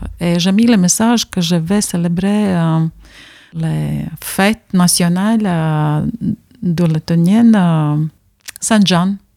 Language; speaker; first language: French; non-native, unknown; Latvian